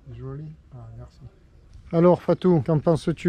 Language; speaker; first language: French; native; French